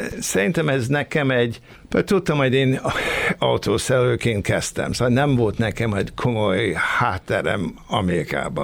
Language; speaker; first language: Hungarian; early bilingual, heritage; Hungarian